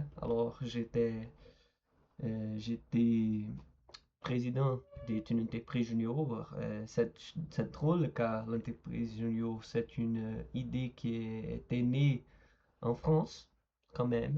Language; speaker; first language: French; non-native, learner; Portuguese